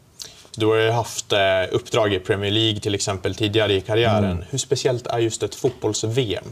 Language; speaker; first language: Swedish; native; Swedish